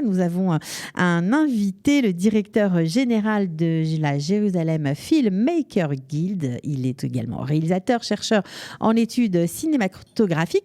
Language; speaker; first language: French; native; French